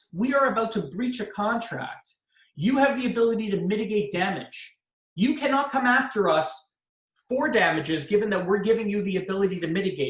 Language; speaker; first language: English; native; English